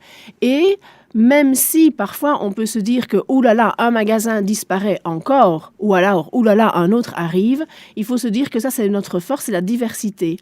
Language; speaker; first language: French; non-native, local second language; German